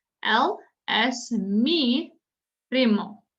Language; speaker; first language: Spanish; non-native, fluent; English